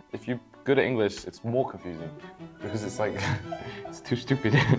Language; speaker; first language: English; native; English